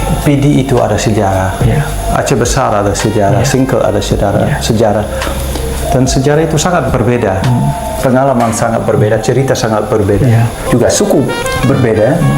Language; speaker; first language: Indonesian; non-native, fluent; Dutch